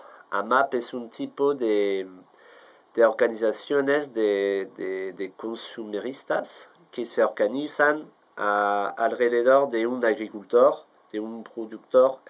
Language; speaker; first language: Spanish; non-native, fluent; French